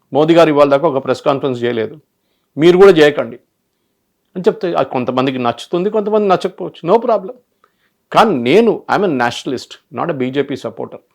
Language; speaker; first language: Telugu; early bilingual, other home language; Malayalam